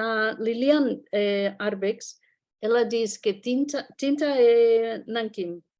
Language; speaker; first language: Portuguese; non-native, fluent; Spanish